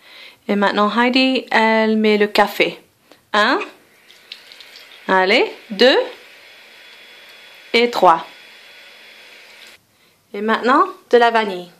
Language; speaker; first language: French; non-native, fluent; English